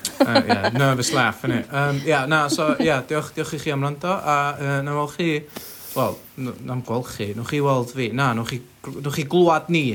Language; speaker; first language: Welsh; native; Welsh